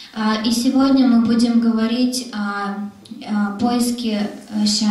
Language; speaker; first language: Russian; native; Russian